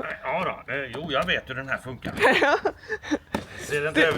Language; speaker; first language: Swedish; native; Swedish